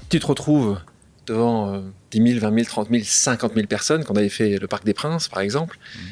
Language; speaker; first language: French; native; French